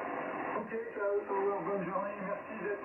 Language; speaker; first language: French; native; French